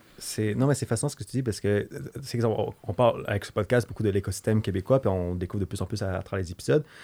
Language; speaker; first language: French; native; French